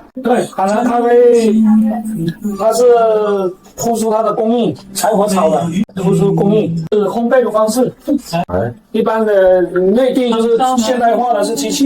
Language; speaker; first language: Chinese; native; Chinese